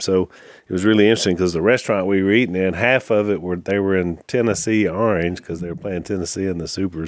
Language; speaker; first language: English; native; English